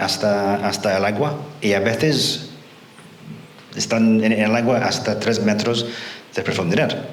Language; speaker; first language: Spanish; non-native, fluent; English